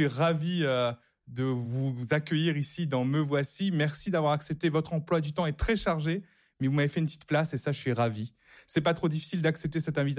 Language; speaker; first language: French; native; French